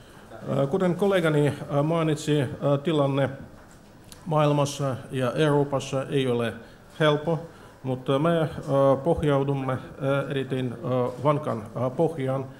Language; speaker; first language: Finnish; non-native, fluent; Russian